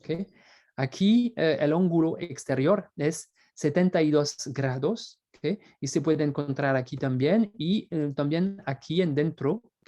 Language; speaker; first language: Spanish; non-native, fluent; French